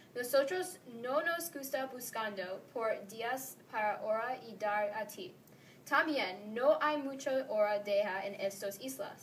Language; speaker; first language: Spanish; non-native, learner; English